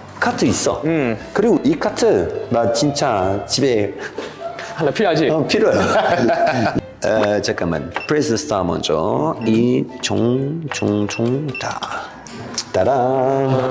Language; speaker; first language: Korean; non-native, learner; French